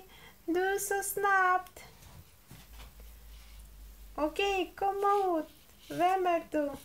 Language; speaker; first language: Swedish; non-native, learner; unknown